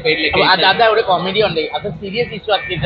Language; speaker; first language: Malayalam; non-native, learner; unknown